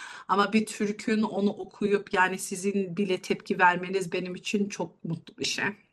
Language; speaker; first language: Turkish; early bilingual, heritage; Turkish